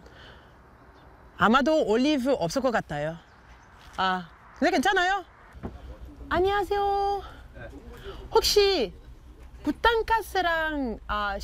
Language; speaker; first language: Korean; non-native, learner; French